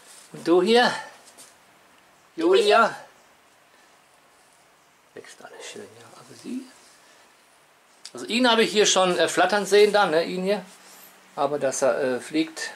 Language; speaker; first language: German; native; German